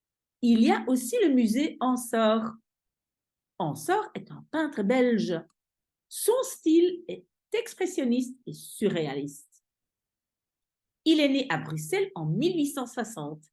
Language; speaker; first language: French; non-native, fluent; Dutch